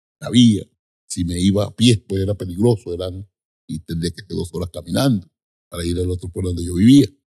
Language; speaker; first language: Spanish; native; Spanish